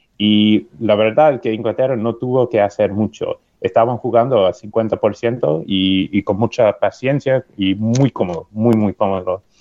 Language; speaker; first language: Spanish; non-native, fluent; English